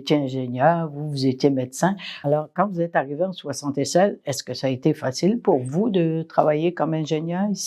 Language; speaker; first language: French; non-native, fluent; English